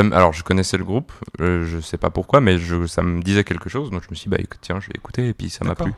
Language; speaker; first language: French; native; French